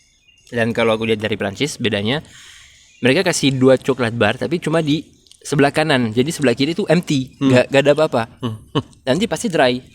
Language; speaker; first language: Indonesian; non-native, fluent; French